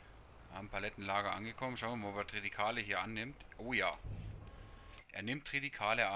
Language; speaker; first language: German; native; German